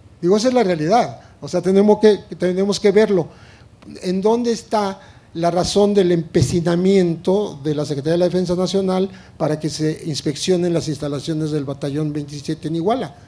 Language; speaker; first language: Spanish; native; Spanish